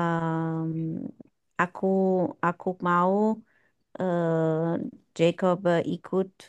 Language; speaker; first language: Indonesian; non-native, learner; English